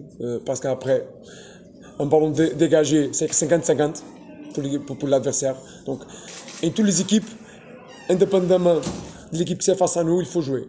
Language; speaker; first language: French; non-native, fluent; Portuguese